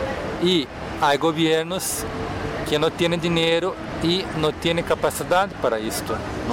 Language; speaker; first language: Spanish; non-native, fluent; Portuguese